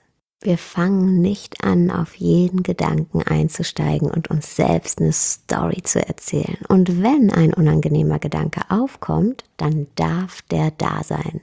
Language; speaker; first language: German; native; German